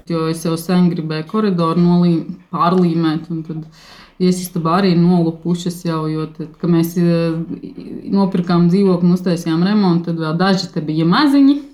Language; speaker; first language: Latvian; native; Latvian